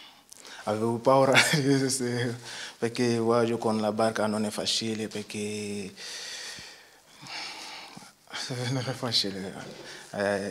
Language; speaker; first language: Italian; non-native, learner; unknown